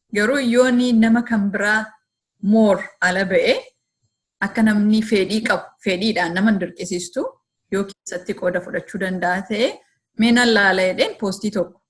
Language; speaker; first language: Oromo; early bilingual, heritage; Oromo